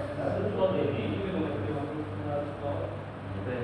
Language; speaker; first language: Chinese; native; Chinese